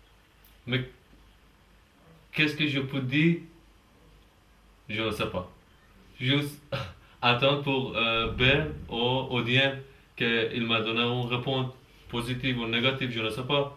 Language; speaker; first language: French; non-native, learner; Persian